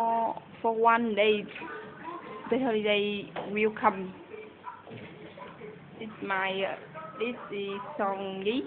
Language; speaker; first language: English; non-native, learner; Vietnamese